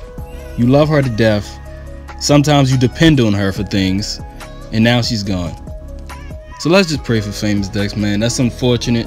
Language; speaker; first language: English; native; English